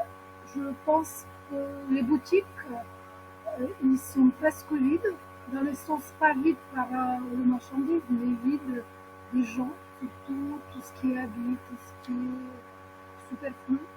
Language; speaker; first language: French; non-native, fluent; Ukrainian